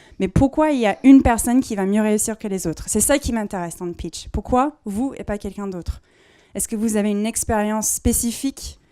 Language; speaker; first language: French; non-native, fluent; English